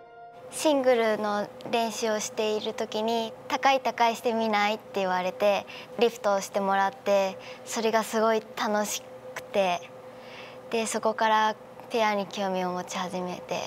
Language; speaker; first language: Japanese; native; Japanese